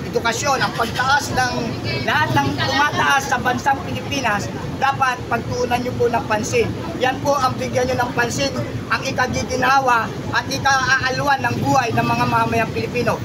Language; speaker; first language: Filipino; native; Filipino